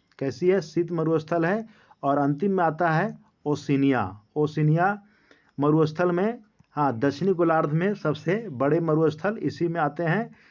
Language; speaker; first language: Hindi; native; Hindi